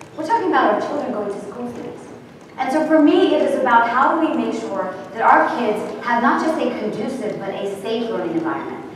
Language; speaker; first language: English; native; English